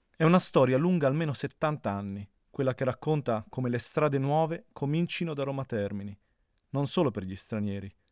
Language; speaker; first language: Italian; native; Italian